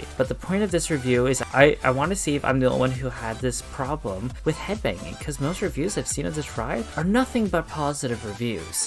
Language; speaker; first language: English; native; English